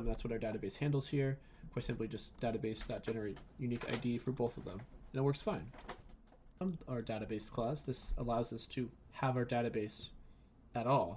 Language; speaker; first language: English; native; English